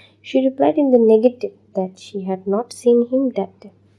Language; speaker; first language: English; non-native, local second language; Bangla